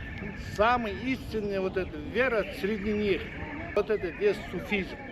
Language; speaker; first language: Russian; non-native, local second language; Kazakh